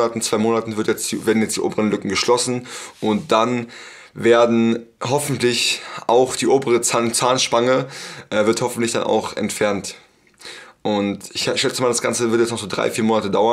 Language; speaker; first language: German; native; German